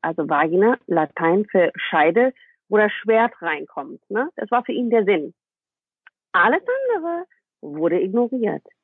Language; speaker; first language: German; non-native, fluent; English